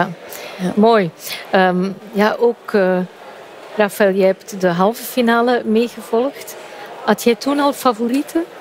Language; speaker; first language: Dutch; native; Dutch